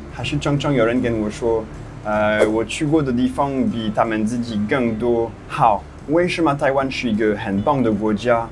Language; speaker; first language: Chinese; non-native, fluent; French